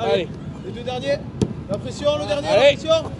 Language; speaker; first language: French; native; French